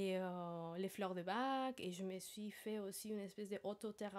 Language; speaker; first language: French; non-native, fluent; Spanish